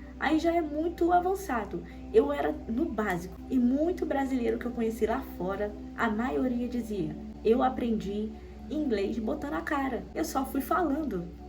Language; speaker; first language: Portuguese; native; Portuguese